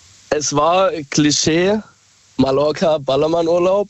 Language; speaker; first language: German; native; German